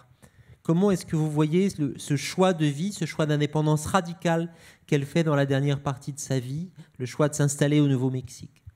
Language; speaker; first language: French; native; French